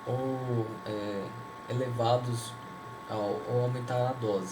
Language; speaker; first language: Portuguese; native; Portuguese